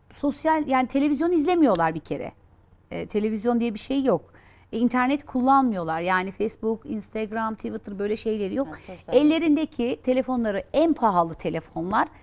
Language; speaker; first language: Turkish; native; Turkish